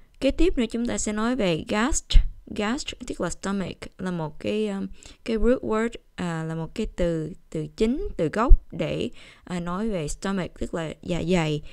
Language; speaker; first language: Vietnamese; early bilingual, heritage; Vietnamese